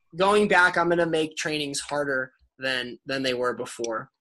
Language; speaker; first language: English; early bilingual, other home language; Urdu